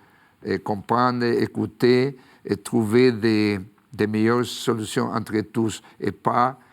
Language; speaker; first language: French; non-native, fluent; Spanish